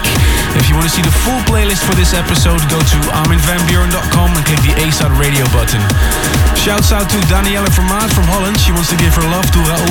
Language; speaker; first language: English; non-native, fluent; Dutch